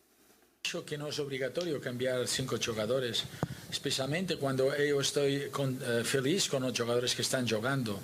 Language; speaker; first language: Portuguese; non-native, learner; Spanish